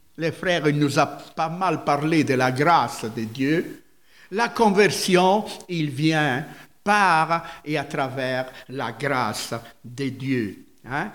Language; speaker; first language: French; non-native, fluent; Italian